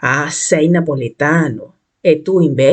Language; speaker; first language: Italian; non-native, fluent; Spanish